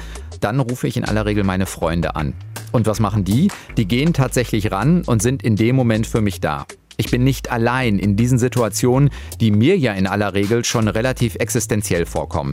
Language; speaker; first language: German; native; German